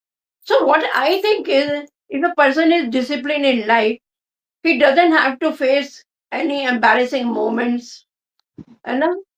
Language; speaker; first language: English; non-native, local second language; Hindi